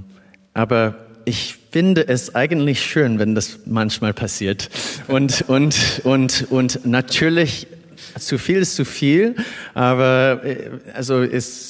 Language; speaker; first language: German; non-native, fluent; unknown